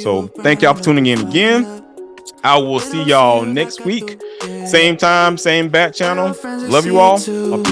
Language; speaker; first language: English; native; English